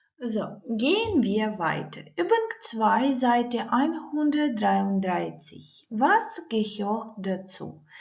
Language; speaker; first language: German; non-native, learner; Ukrainian